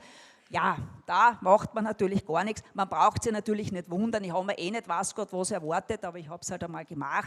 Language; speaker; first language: German; native; German